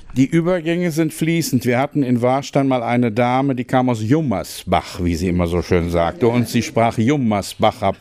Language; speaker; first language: German; native; German